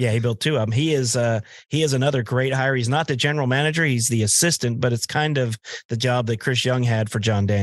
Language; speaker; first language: English; native; English